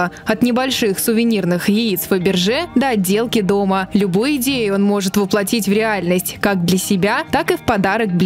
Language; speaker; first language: Russian; native; Russian